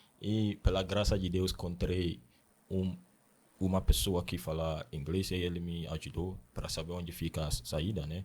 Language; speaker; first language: Portuguese; non-native, learner; Akan